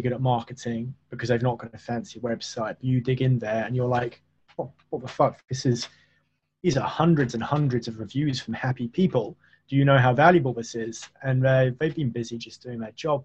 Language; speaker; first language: English; native; English